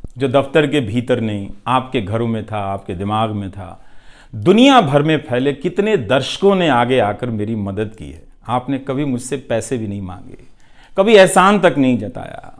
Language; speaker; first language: Hindi; non-native, local second language; Bhojpuri